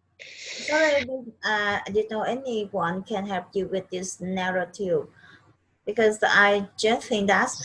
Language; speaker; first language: English; non-native, learner; Vietnamese